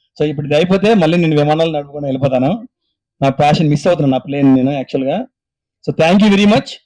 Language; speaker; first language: Telugu; native; Telugu